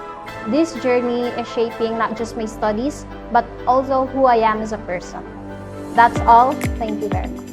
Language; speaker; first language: English; non-native, local second language; Filipino